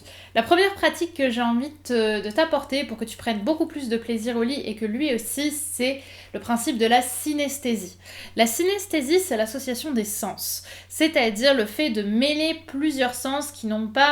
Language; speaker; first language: French; native; French